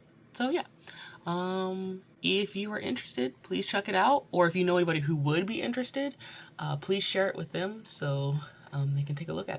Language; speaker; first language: English; native; English